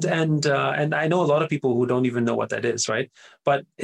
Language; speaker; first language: English; non-native, fluent; German